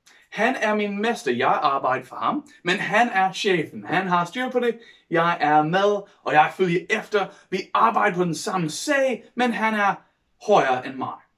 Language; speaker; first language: Danish; non-native, fluent; English